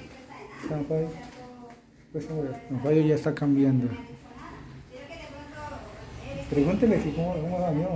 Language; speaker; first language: Spanish; native; Spanish